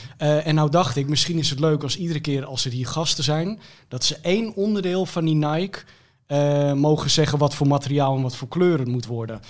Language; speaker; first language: Dutch; native; Dutch